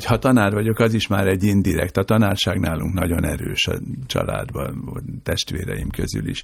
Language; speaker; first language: Hungarian; native; Hungarian